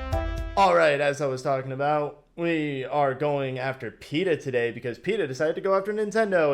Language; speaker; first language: English; native; English